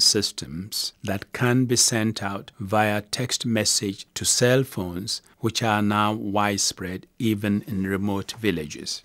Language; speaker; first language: English; non-native, local second language; Akan